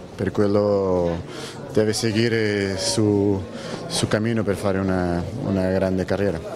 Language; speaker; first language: Italian; non-native, fluent; Portuguese